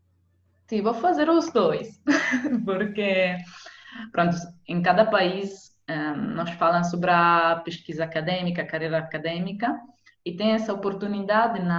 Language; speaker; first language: Portuguese; non-native, fluent; Italian